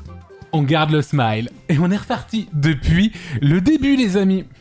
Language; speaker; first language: French; native; French